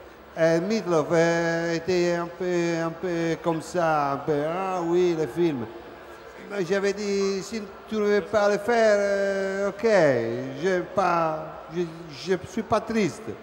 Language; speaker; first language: French; non-native, fluent; Italian